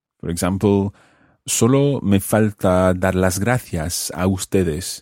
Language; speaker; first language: Spanish; non-native, fluent; English